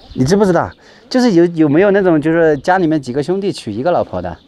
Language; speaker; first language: Chinese; native; Chinese